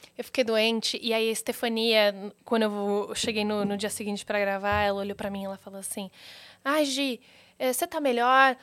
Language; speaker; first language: Portuguese; native; Portuguese